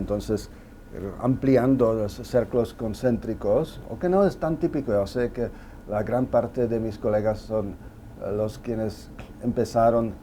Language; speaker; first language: Spanish; non-native, fluent; Czech